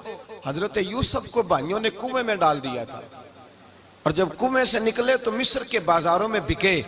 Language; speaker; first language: Hindi; non-native, local second language; Punjabi